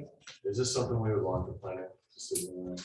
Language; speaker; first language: English; native; English